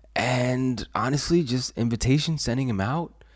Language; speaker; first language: English; early bilingual, other home language; Spanish